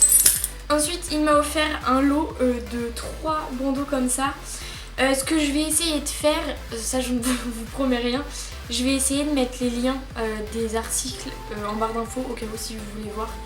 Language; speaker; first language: French; native; French